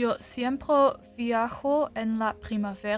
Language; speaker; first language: Spanish; non-native, learner; English